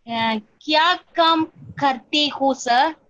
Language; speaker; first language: Hindi; non-native, learner; Tamil